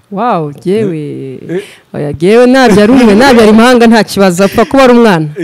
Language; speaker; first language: Kinyarwanda; early bilingual, heritage; Kinyarwanda